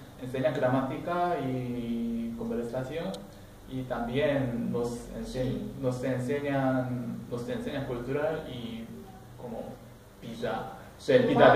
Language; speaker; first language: Spanish; non-native, learner; Korean